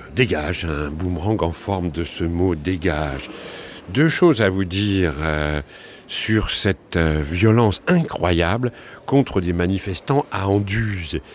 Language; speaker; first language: French; native; French